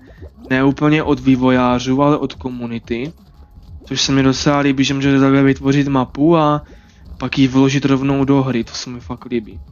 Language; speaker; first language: Czech; native; Czech